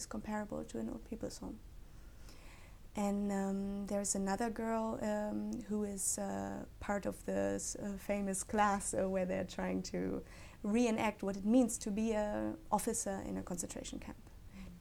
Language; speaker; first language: English; non-native, fluent; German